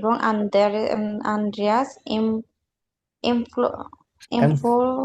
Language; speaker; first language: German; non-native, learner; Bangla